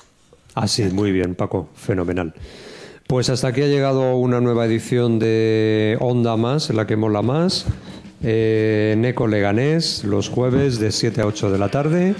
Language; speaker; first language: Spanish; native; Spanish